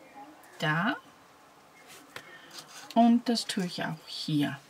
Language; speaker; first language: German; non-native, fluent; Danish